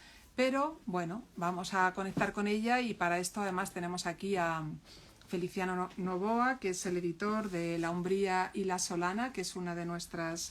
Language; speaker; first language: Spanish; native; Spanish